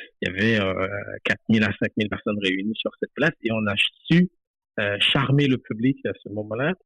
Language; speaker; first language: French; non-native, local second language; Haitian Creole